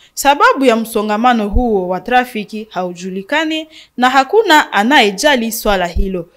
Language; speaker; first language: Swahili; non-native, local second language; Nande